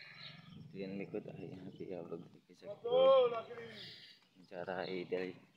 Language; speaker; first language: Hindi; non-native, local second language; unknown